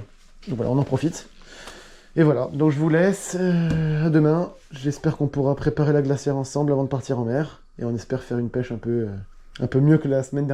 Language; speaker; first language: French; native; French